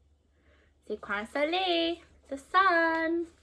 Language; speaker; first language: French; non-native, fluent; English